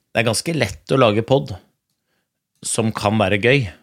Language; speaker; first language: Norwegian; native; Norwegian